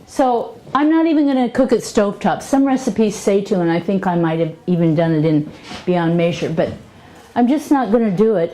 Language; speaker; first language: English; native; English